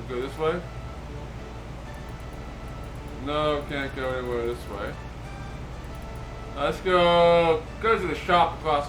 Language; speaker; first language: English; native; English